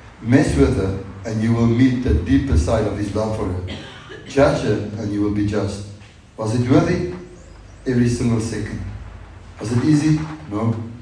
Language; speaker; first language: English; non-native, local second language; Afrikaans